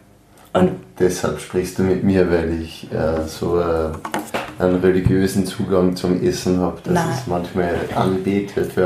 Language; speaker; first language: German; native; German